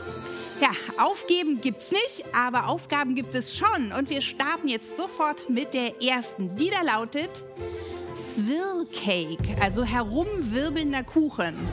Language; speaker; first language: German; native; German